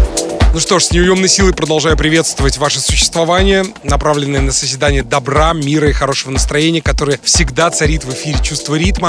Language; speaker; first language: Russian; native; Russian